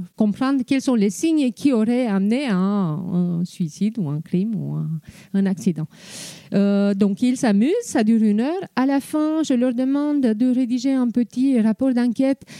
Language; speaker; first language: French; non-native, fluent; Romanian